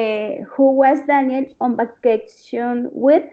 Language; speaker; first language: English; non-native, learner; Spanish